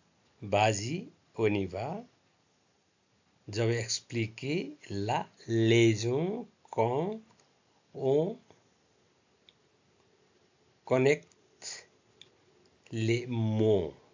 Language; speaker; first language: French; non-native, learner; Nepali